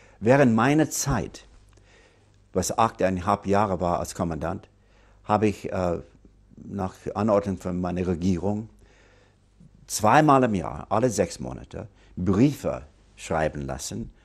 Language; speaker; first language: German; non-native, fluent; English